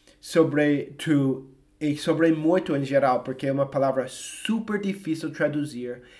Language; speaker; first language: Portuguese; non-native, fluent; English